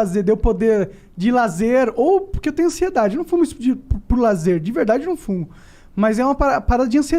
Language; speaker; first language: Portuguese; native; Portuguese